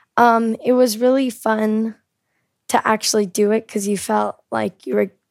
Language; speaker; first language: English; early bilingual, heritage; Korean